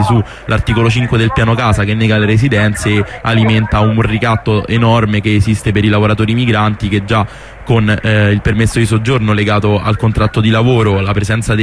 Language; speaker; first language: Italian; native; Italian